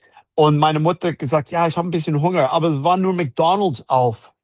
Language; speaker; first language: German; non-native, fluent; English